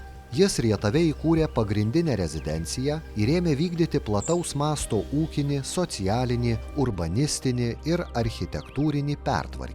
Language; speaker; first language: Lithuanian; native; Lithuanian